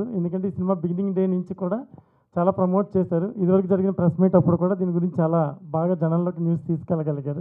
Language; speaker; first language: Telugu; native; Telugu